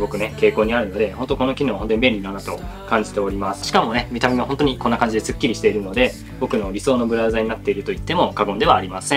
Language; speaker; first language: Japanese; native; Japanese